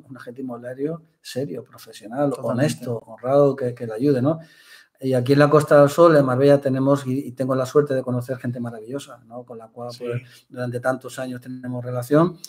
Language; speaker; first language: Spanish; native; Spanish